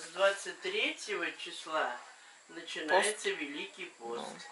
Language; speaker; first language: Russian; native; Russian